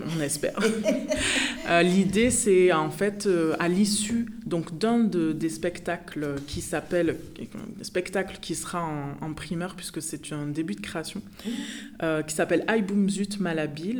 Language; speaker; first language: French; native; French